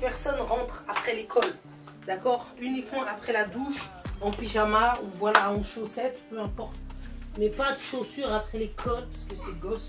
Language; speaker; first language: French; native; French